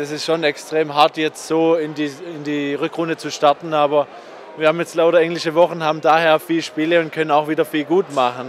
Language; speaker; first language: German; native; German